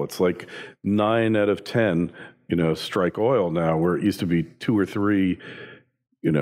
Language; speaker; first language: English; native; English